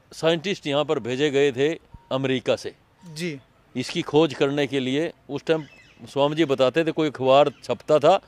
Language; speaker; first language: Hindi; native; Hindi